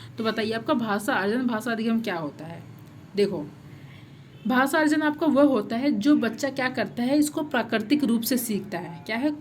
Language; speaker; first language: Hindi; native; Hindi